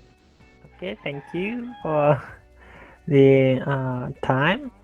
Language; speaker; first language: English; non-native, learner; Indonesian